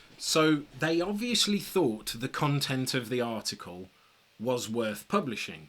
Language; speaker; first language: English; native; English